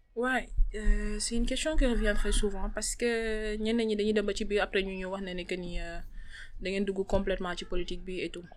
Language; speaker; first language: French; non-native, local second language; Wolof